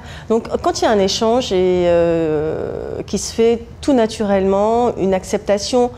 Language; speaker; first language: French; native; French